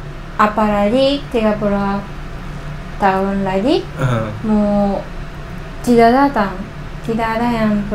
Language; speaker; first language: Indonesian; non-native, learner; Japanese